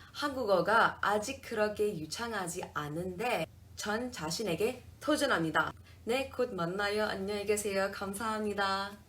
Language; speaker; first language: Korean; non-native, learner; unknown